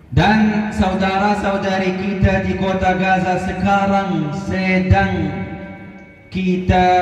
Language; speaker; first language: Indonesian; non-native, fluent; Arabic